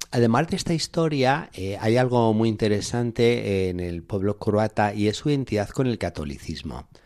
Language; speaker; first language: Spanish; native; Spanish